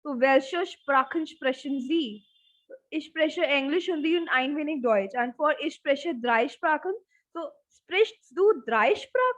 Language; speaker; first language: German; non-native, fluent; Hindi